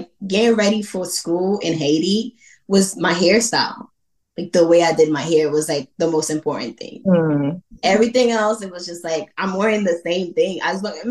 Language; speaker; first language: English; non-native, fluent; Haitian Creole